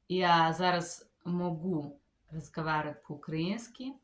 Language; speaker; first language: Russian; non-native, fluent; Bulgarian